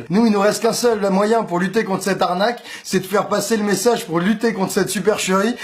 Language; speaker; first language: French; native; French